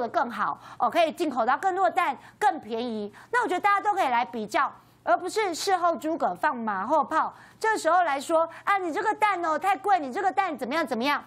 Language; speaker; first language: Chinese; native; Chinese